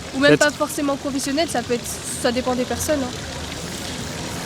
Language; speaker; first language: French; native; French